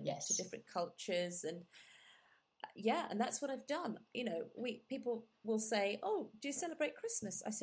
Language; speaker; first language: English; non-native, local second language; Gujarati